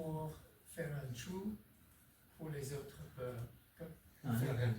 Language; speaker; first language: French; non-native, fluent; English